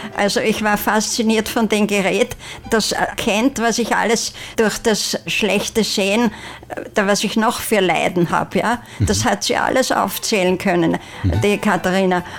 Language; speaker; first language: German; native; German